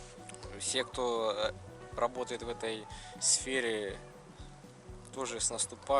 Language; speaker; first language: Russian; native; Russian